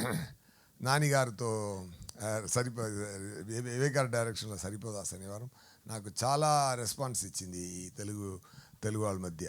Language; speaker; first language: Telugu; non-native, learner; Tamil